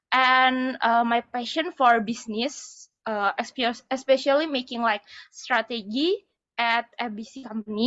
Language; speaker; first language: English; non-native, fluent; Indonesian